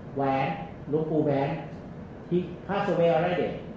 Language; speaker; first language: English; non-native, learner; Thai